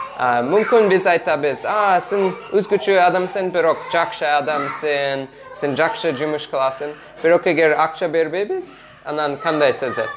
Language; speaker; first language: Kyrgyz; non-native, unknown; English